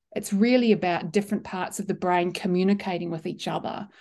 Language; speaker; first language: English; native; English